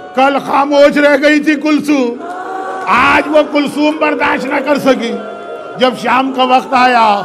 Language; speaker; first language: Hindi; native; Hindi